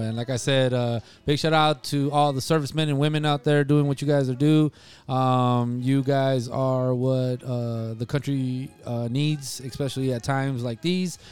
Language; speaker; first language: English; native; English